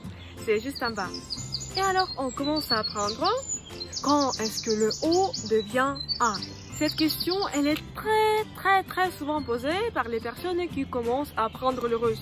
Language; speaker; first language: French; non-native, fluent; Russian